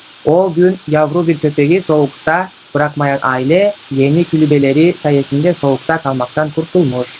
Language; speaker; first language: Turkish; non-native, fluent; Kyrgyz